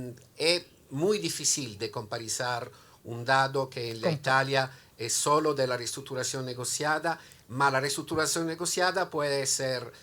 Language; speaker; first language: Spanish; non-native, learner; Italian